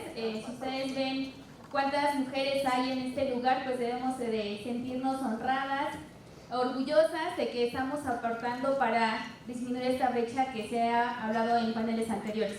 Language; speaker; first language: Spanish; native; Spanish